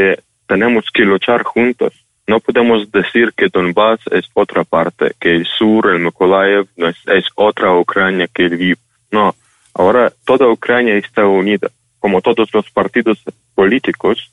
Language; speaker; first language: Spanish; non-native, fluent; Ukrainian